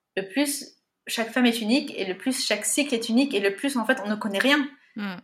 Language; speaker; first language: French; native; French